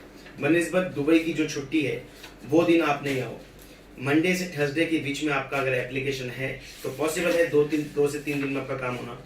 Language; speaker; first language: Hindi; native; Hindi